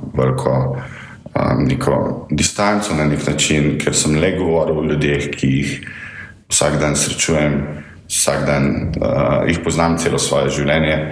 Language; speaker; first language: Slovenian; native; Slovenian